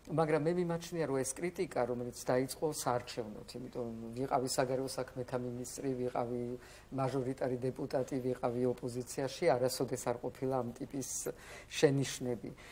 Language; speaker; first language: Georgian; early bilingual, heritage; Georgian